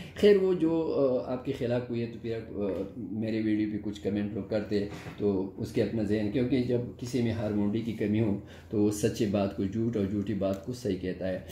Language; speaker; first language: Urdu; non-native, local second language; Pashto